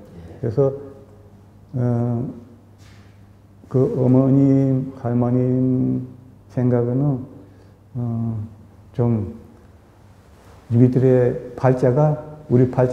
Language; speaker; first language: Korean; early bilingual, heritage; Korean